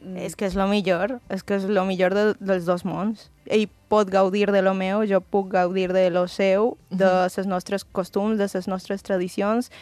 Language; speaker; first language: Catalan; early bilingual, other home language; Spanish